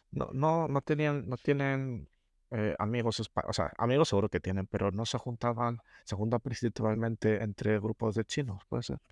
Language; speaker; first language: Spanish; early bilingual, other home language; Chinese